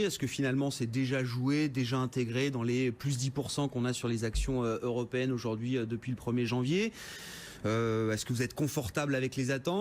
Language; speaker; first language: French; native; French